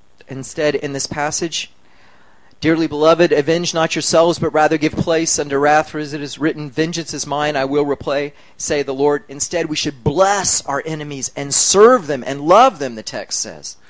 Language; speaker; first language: English; native; English